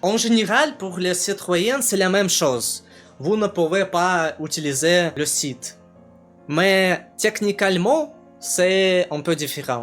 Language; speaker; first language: French; non-native, learner; Russian